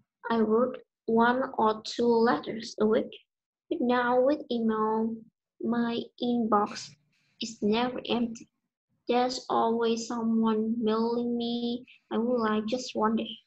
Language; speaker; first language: English; non-native, learner; Vietnamese